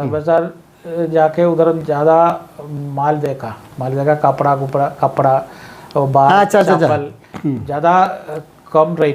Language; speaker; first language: Hindi; non-native, local second language; Malayalam